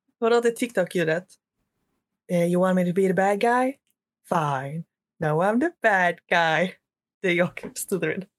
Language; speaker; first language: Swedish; early bilingual, other home language; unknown